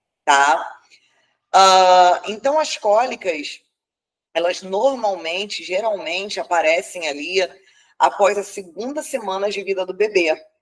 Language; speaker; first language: Portuguese; native; Portuguese